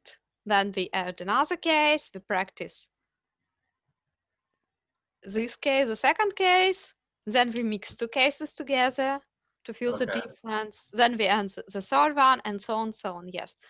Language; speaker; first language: English; non-native, fluent; Ukrainian